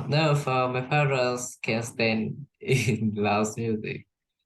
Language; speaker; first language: English; non-native, learner; Vietnamese